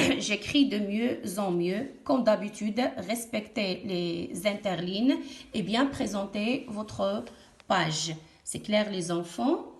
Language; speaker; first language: French; non-native, local second language; Arabic